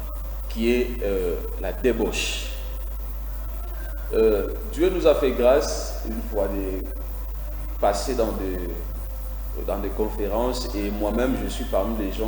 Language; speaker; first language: French; non-native, local second language; Lingala